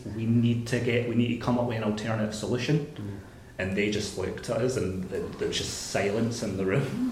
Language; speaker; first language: English; native; English